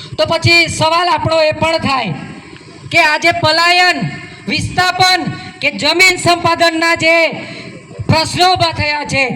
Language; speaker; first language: Gujarati; non-native, local second language; Bhili